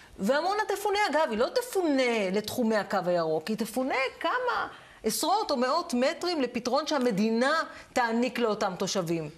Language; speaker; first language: Hebrew; native; Hebrew